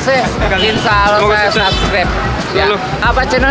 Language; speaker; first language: Indonesian; non-native, local second language; Sundanese